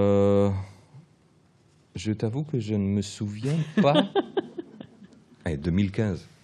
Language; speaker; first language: French; early bilingual, other home language; Portuguese